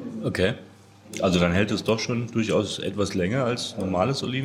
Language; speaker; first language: German; native; German